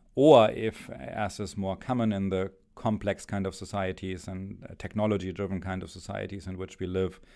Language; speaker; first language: English; non-native, fluent; German